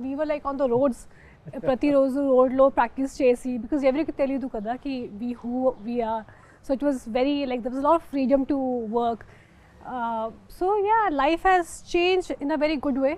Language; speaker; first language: Telugu; non-native, local second language; Hindi